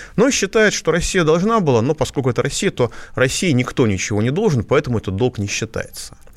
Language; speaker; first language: Russian; native; Russian